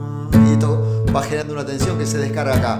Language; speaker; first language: Spanish; native; Spanish